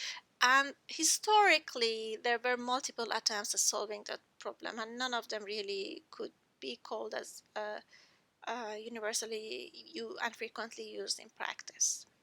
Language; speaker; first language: English; non-native, fluent; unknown